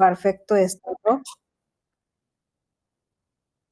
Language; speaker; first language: Spanish; non-native, learner; Bangla